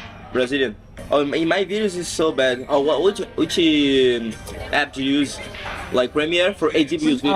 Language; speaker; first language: English; non-native, learner; Portuguese